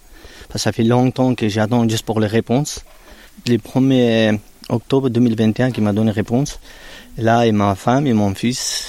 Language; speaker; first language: French; non-native, learner; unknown